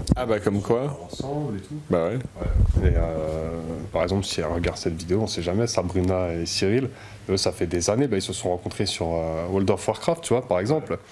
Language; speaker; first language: French; native; French